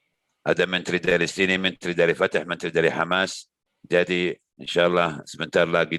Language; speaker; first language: Indonesian; non-native, learner; Arabic